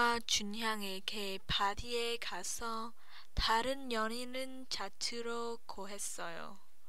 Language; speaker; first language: Korean; non-native, learner; English